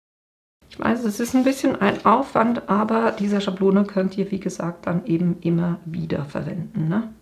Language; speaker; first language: German; native; German